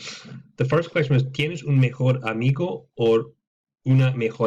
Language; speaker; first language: Spanish; non-native, fluent; English